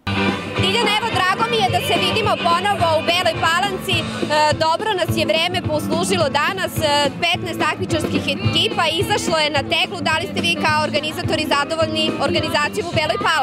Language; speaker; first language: Serbian; native; Serbian